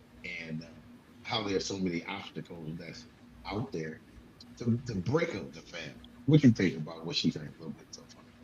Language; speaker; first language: English; native; English